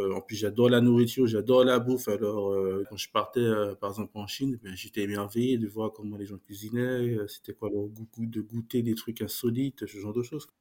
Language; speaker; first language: French; native; French